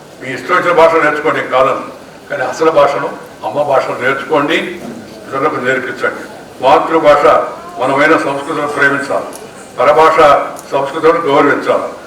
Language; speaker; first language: Telugu; native; Telugu